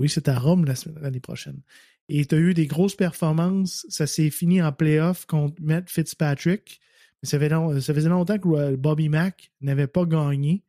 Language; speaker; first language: French; native; French